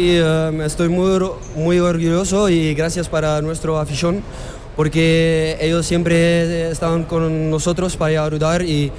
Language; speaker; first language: Spanish; non-native, learner; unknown